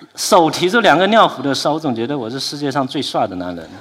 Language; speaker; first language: Chinese; native; Chinese